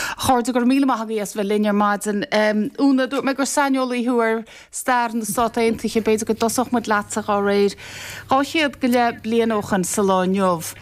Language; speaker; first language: Irish; native; Irish